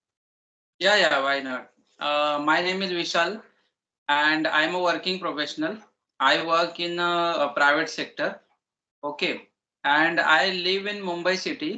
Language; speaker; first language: English; non-native, learner; Marathi